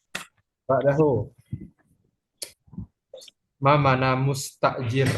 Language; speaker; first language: Arabic; non-native, fluent; Indonesian